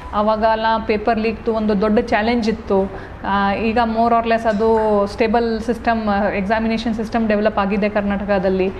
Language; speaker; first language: Kannada; non-native, fluent; Hindi